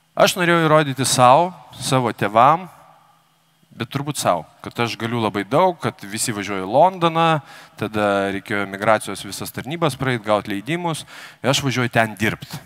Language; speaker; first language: Lithuanian; native; Lithuanian